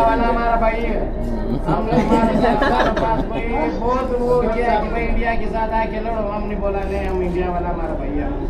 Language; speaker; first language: Hindi; non-native, fluent; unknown